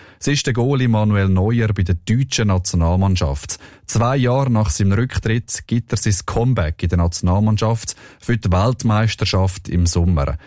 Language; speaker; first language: German; native; German